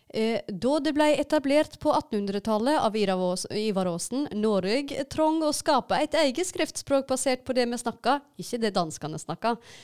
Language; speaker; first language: Norwegian; native; Norwegian